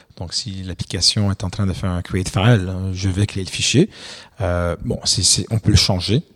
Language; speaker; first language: French; non-native, fluent; Romanian